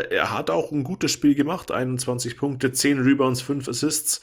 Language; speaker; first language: German; native; German